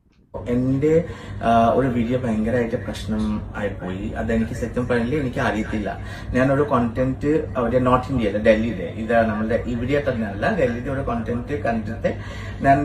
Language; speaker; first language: Malayalam; non-native, local second language; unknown